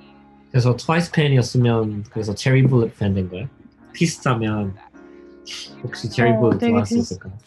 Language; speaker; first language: Korean; non-native, learner; English